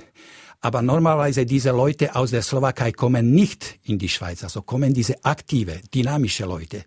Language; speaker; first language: German; non-native, fluent; Slovak